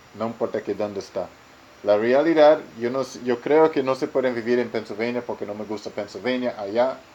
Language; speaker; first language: Spanish; non-native, learner; English